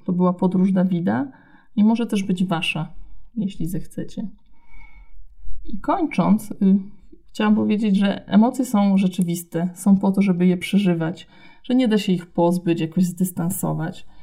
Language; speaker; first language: Polish; native; Polish